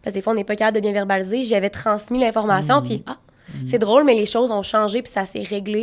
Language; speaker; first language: French; native; French